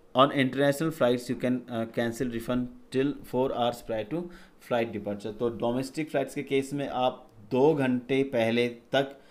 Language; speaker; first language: Hindi; native; Hindi